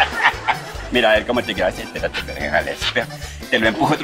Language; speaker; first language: Spanish; native; Spanish